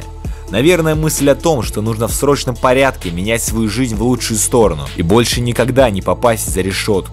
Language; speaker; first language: Russian; native; Russian